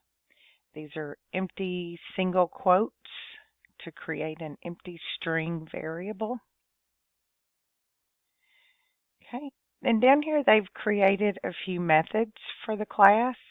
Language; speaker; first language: English; native; English